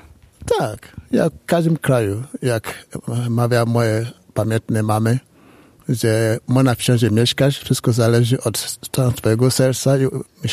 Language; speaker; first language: Polish; non-native, fluent; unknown